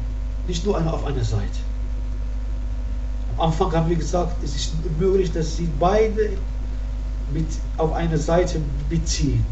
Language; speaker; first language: German; non-native, learner; Arabic